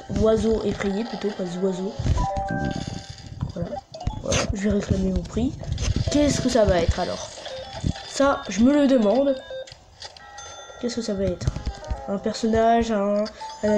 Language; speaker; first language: French; native; French